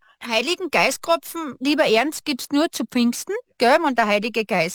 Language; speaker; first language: German; native; German